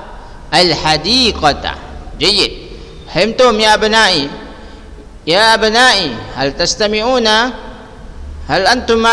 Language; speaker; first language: Arabic; non-native, fluent; Indonesian